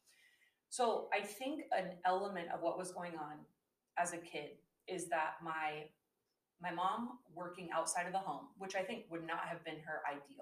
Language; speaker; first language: English; native; English